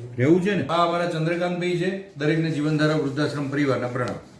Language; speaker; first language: Gujarati; native; Gujarati